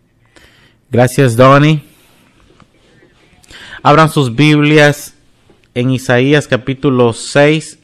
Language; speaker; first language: Spanish; non-native, fluent; English